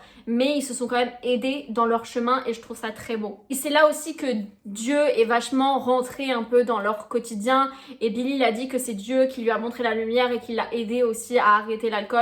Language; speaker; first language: French; native; French